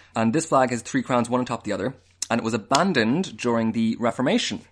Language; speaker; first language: English; native; English